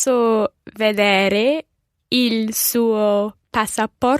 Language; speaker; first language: Italian; non-native, learner; English